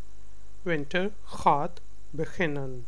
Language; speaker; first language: Dutch; non-native, learner; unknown